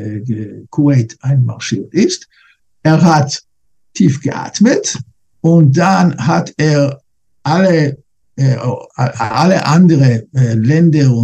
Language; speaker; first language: German; non-native, fluent; English